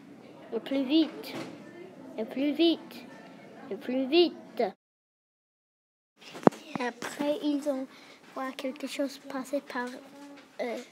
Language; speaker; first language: French; non-native, learner; English